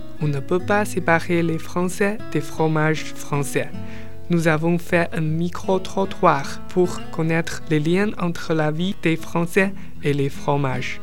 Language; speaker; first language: French; non-native, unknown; Chinese